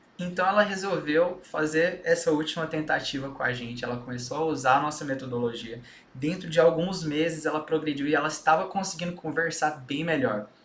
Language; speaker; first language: Portuguese; early bilingual, heritage; Portuguese